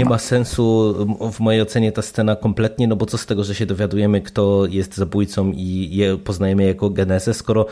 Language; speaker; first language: Polish; native; Polish